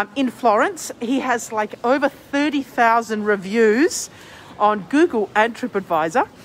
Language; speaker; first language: English; native; English